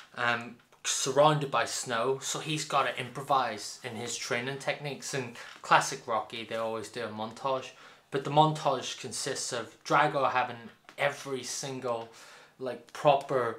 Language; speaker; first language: English; native; English